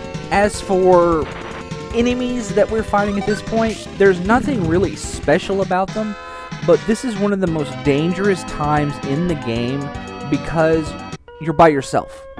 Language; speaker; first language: English; native; English